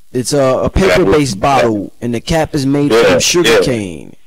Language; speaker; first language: English; native; English